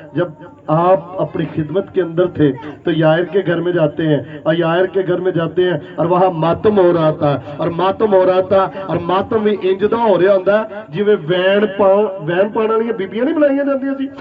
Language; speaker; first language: Urdu; non-native, local second language; Punjabi